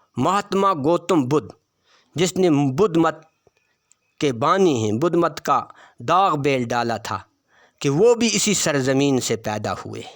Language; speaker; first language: Urdu; non-native, local second language; Kashmiri